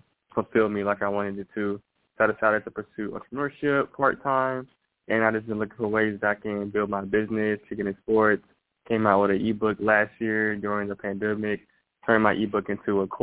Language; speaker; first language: English; native; English